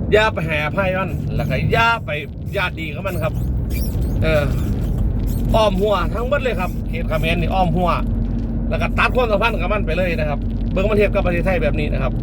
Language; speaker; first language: Thai; native; Thai